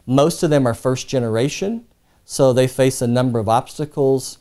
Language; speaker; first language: English; non-native, fluent; Spanish